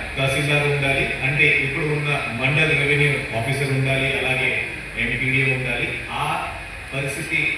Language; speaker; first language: Telugu; non-native, local second language; Marathi